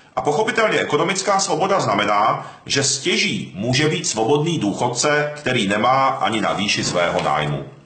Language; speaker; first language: Czech; early bilingual, other home language; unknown